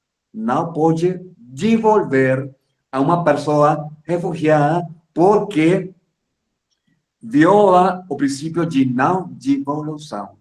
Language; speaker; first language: Portuguese; non-native, fluent; Spanish